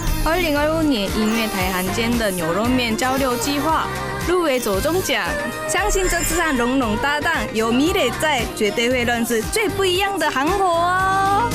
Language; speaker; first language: Chinese; non-native, fluent; Korean